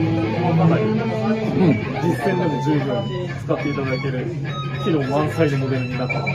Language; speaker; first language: Japanese; native; Japanese